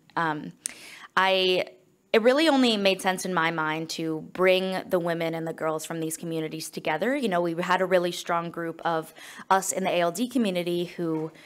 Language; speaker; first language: English; native; English